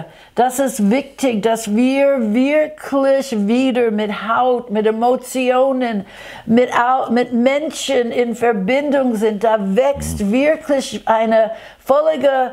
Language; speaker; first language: German; non-native, fluent; English